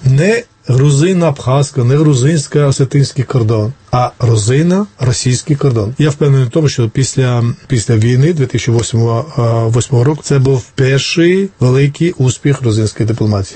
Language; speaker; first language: Ukrainian; non-native, fluent; Georgian